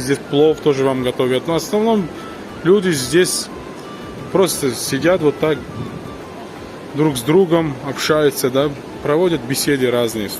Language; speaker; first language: Russian; non-native, local second language; Tajik